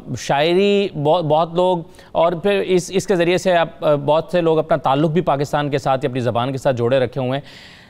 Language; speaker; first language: Urdu; native; Urdu